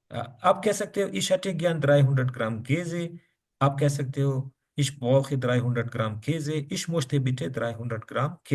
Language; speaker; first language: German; non-native, fluent; Urdu